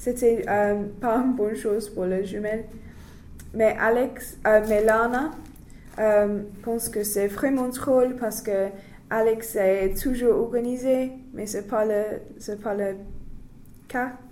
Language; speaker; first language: French; non-native, learner; English